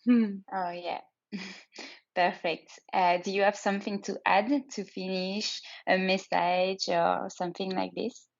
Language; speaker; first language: English; non-native, learner; French